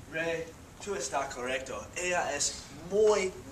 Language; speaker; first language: Spanish; non-native, learner; English